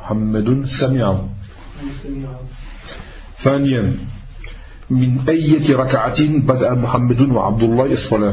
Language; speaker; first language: Arabic; non-native, fluent; French